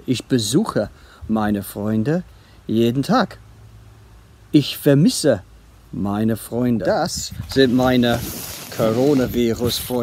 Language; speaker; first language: German; non-native, fluent; English